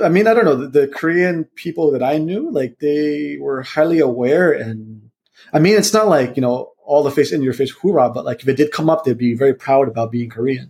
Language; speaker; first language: English; early bilingual, other home language; Vietnamese